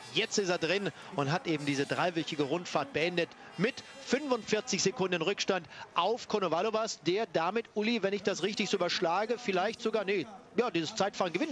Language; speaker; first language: German; native; German